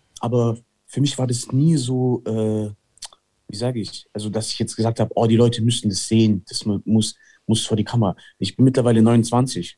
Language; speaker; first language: German; early bilingual, other home language; Italian